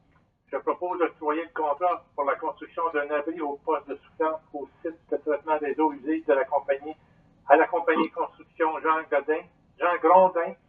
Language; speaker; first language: French; native; French